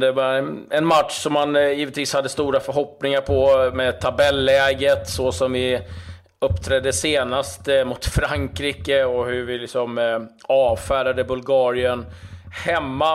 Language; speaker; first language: Swedish; native; Swedish